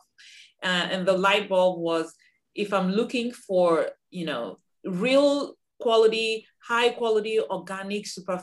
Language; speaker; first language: English; non-native, local second language; Igbo